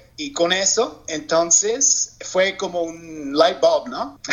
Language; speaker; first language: Spanish; non-native, learner; English